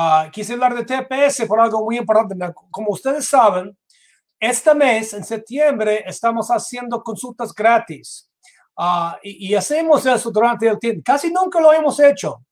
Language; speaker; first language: Spanish; non-native, fluent; English